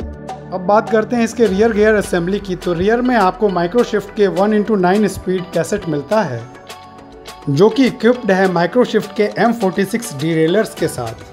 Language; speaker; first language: Hindi; native; Hindi